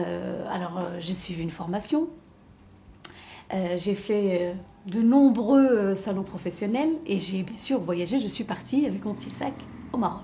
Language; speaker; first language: French; native; French